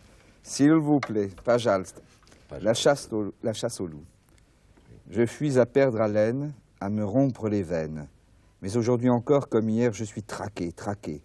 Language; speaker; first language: French; native; French